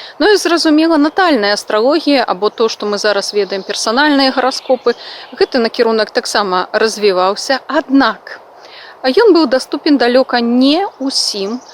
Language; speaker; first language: Belarusian; non-native, local second language; Russian